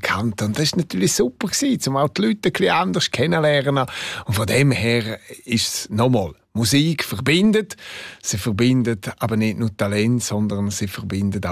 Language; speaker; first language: German; non-native, local second language; Romansh